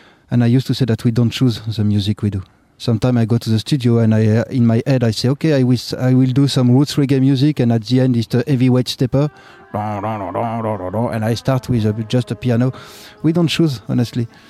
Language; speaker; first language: English; non-native, fluent; French